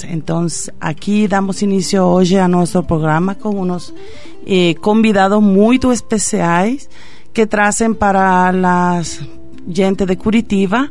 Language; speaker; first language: Portuguese; non-native, fluent; Spanish